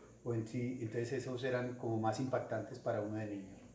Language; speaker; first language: Spanish; native; Spanish